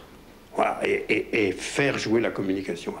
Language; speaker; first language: French; native; French